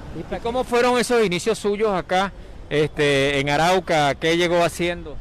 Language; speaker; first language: Spanish; native; Spanish